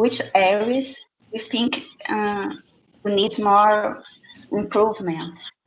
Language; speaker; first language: English; non-native, fluent; Portuguese